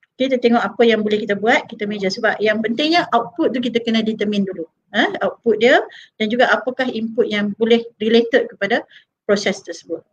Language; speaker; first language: Malay; native; Malay